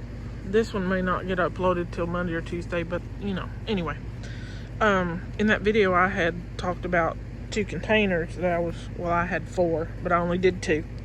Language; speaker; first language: English; native; English